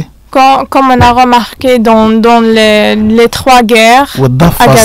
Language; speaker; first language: French; non-native, fluent; Arabic